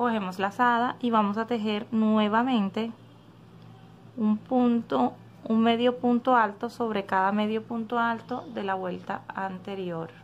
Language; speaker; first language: Spanish; native; Spanish